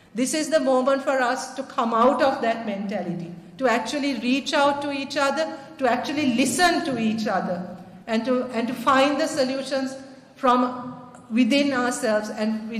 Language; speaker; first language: English; non-native, local second language; Sinhala